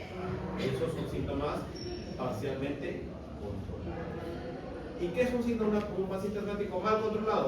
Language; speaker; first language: Spanish; native; Spanish